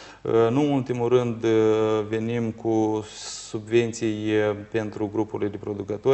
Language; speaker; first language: Romanian; native; Romanian